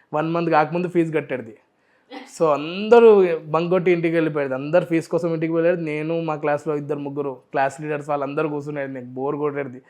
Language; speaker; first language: Telugu; non-native, local second language; Urdu